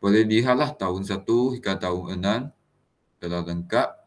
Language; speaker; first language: Malay; non-native, local second language; Chinese